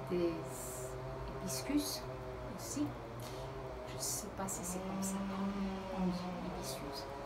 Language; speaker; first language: French; early bilingual, heritage; Portuguese